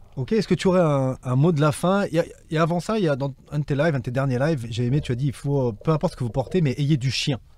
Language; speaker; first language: French; native; French